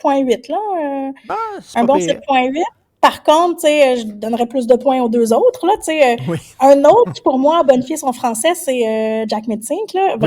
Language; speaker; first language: French; native; French